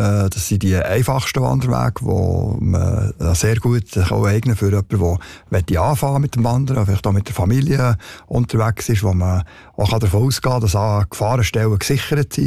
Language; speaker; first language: German; native; German